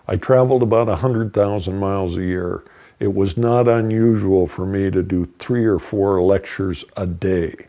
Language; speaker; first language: English; native; English